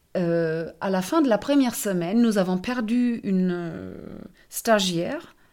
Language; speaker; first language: French; non-native, fluent; German